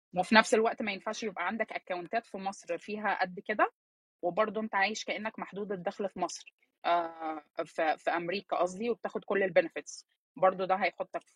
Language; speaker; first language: Arabic; early bilingual, heritage; Arabic